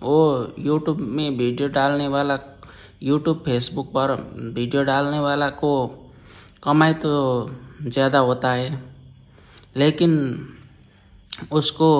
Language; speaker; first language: Hindi; non-native, learner; Nepali